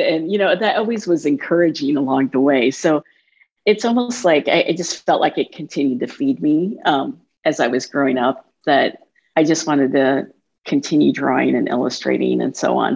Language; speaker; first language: English; native; English